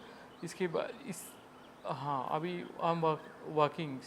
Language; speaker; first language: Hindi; non-native, local second language; Telugu